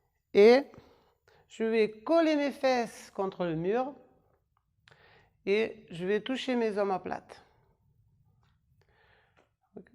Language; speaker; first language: French; non-native, fluent; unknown